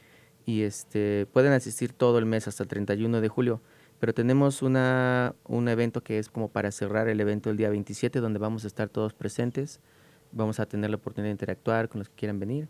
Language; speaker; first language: Spanish; native; Spanish